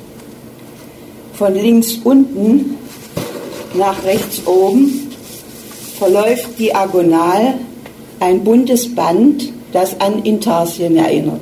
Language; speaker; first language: German; native; German